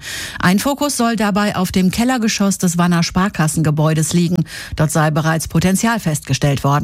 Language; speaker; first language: German; native; German